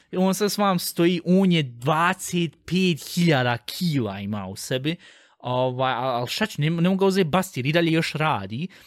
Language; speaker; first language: Bosnian; early bilingual, heritage; Bosnian